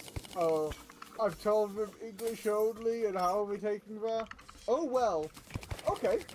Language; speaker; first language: English; native; English